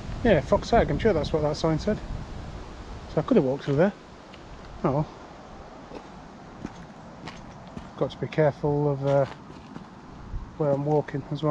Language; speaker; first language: English; native; English